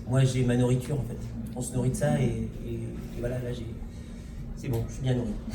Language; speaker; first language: French; native; French